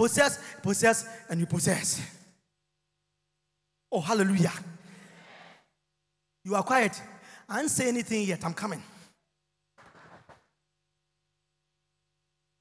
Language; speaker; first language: English; non-native, local second language; Akan